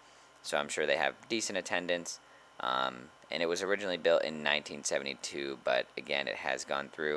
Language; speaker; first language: English; native; English